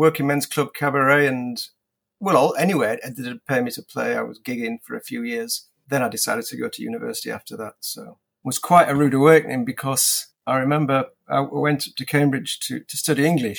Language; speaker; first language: English; native; English